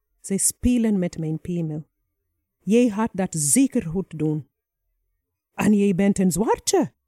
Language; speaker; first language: Dutch; non-native, fluent; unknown